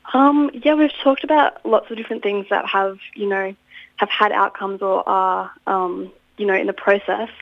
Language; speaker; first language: English; native; English